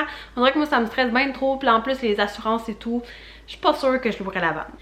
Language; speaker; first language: French; native; French